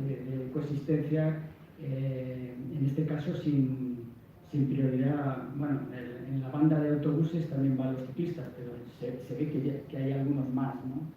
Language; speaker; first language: Spanish; native; Spanish